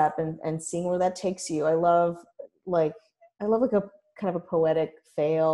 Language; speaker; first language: English; native; English